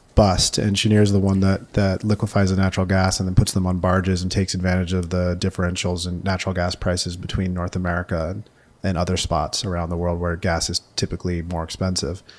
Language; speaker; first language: English; native; English